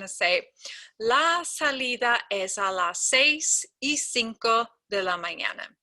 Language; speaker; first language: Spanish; non-native, fluent; English